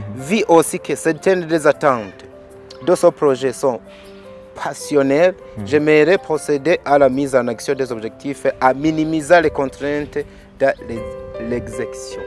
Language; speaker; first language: French; non-native, local second language; Rundi